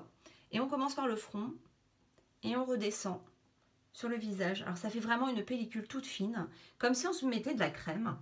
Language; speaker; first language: French; native; French